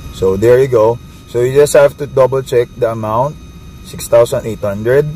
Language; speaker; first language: English; non-native, local second language; Filipino